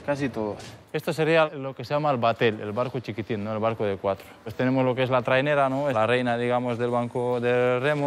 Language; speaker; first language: Spanish; non-native, fluent; Romanian